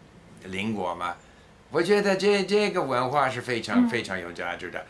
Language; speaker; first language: Chinese; non-native, fluent; English